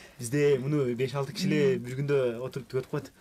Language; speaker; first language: Kyrgyz; native; Kyrgyz